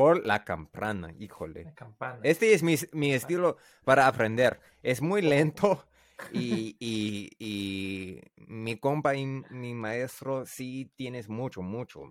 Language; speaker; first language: Spanish; non-native, learner; English